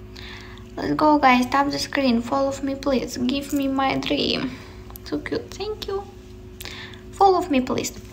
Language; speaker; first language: English; non-native, learner; Ukrainian